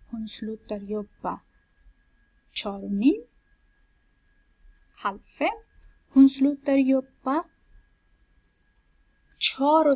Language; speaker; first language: Swedish; non-native, fluent; Persian